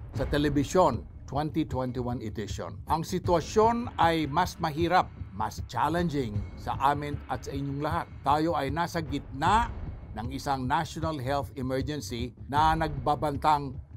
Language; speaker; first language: Filipino; non-native, local second language; Cebuano